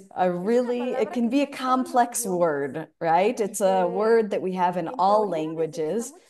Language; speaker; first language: English; non-native, fluent; Spanish